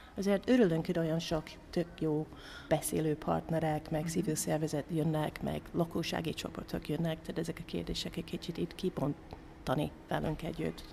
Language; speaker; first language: Hungarian; non-native, fluent; English